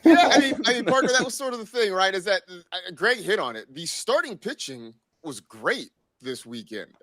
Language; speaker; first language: English; native; English